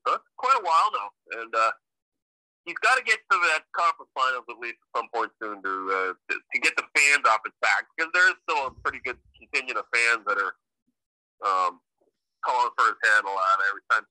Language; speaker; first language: English; native; English